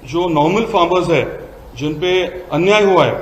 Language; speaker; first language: Hindi; non-native, local second language; Marathi